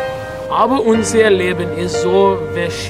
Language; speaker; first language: German; non-native, learner; English